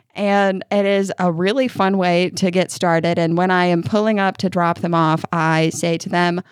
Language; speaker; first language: English; native; English